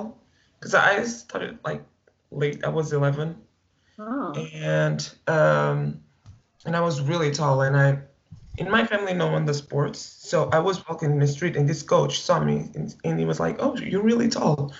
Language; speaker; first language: English; non-native, fluent; Portuguese